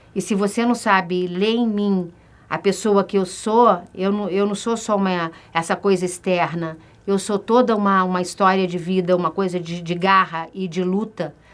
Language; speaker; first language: Portuguese; native; Portuguese